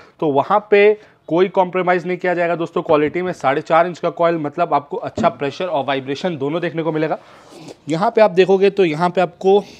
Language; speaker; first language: Hindi; native; Hindi